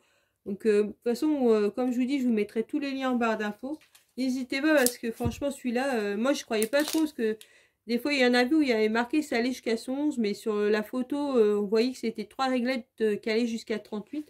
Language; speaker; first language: French; native; French